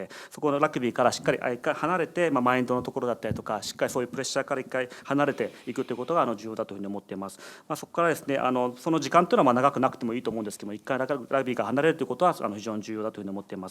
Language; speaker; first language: Japanese; native; Japanese